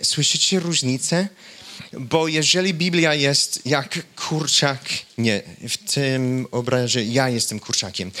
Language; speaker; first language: Polish; non-native, fluent; English